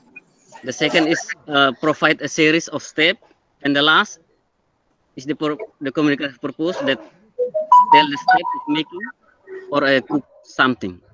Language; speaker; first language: English; non-native, learner; Indonesian